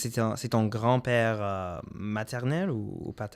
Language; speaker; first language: French; non-native, local second language; English